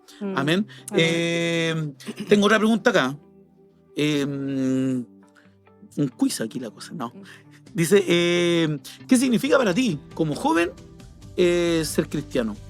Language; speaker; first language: Spanish; native; Spanish